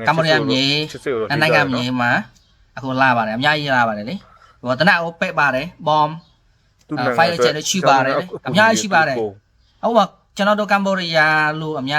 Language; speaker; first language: Burmese; non-native, learner; Khmer